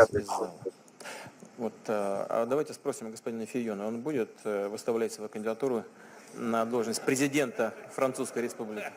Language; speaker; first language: Russian; native; Russian